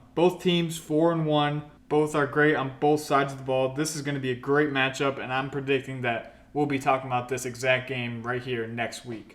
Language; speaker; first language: English; native; English